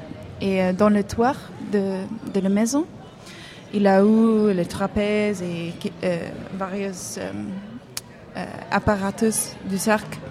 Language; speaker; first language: French; non-native, fluent; Hebrew